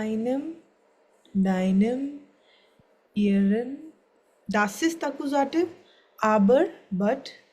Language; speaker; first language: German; non-native, fluent; Hindi